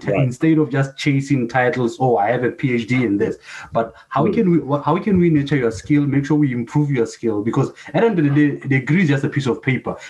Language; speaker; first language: English; non-native, local second language; Southern Sotho